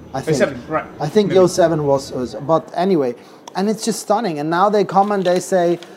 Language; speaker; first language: English; non-native, fluent; Swiss German